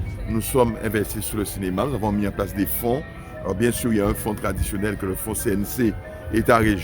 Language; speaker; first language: French; native; French